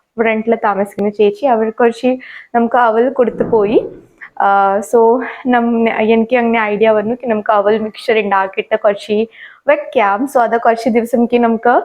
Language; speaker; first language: Malayalam; non-native, learner; Kannada